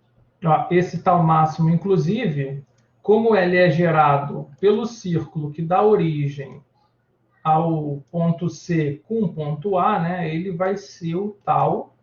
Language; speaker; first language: Portuguese; native; Portuguese